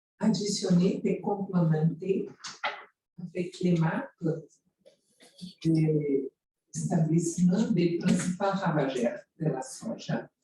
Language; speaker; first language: French; non-native, fluent; Portuguese